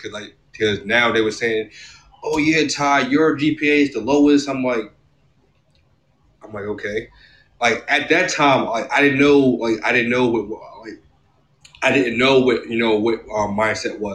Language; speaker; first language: English; native; English